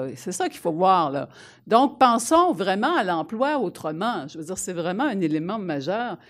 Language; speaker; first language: French; native; French